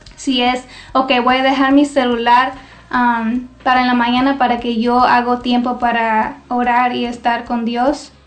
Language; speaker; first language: Spanish; early bilingual, heritage; Spanish